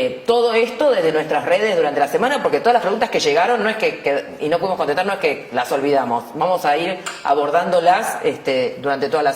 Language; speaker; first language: Spanish; native; Spanish